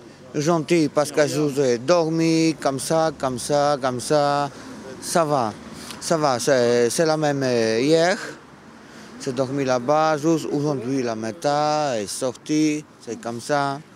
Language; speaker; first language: French; non-native, learner; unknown